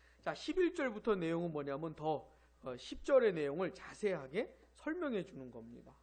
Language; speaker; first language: Korean; native; Korean